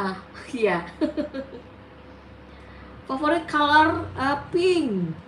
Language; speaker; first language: English; non-native, learner; Indonesian